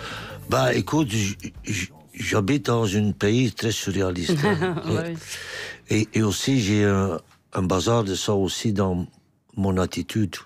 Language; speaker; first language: French; non-native, local second language; Dutch